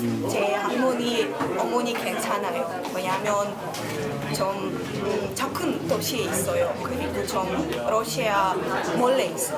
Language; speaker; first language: Korean; non-native, learner; Ukrainian